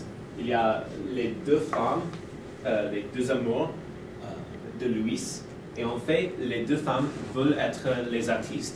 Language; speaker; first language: French; non-native, learner; English